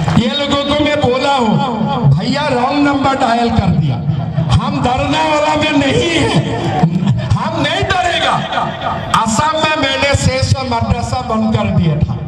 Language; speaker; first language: Hindi; non-native, local second language; Assamese